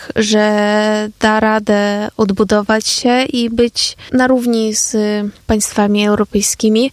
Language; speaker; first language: Polish; non-native, fluent; Ukrainian